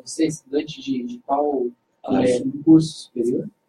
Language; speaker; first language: Portuguese; native; Portuguese